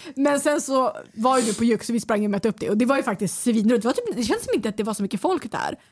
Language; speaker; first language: Swedish; native; Swedish